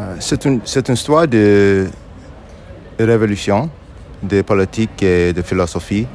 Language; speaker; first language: French; non-native, learner; English